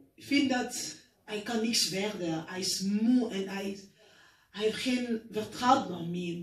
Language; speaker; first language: Dutch; non-native, learner; French